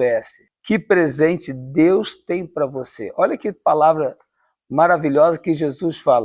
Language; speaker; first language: Portuguese; native; Portuguese